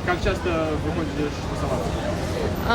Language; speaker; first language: Russian; native; Russian